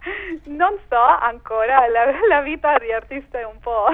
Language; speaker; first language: Italian; non-native, fluent; Spanish